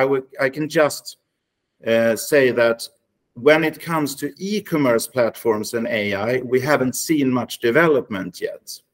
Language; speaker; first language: English; non-native, fluent; Swedish